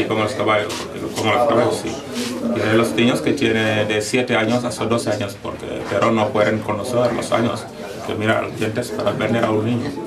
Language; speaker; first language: Spanish; non-native, learner; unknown